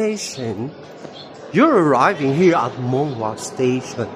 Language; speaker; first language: English; non-native, local second language; Filipino